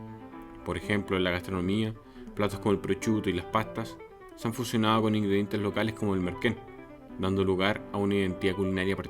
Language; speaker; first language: Spanish; native; Spanish